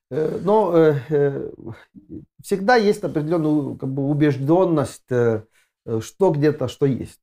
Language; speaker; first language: Russian; non-native, fluent; Estonian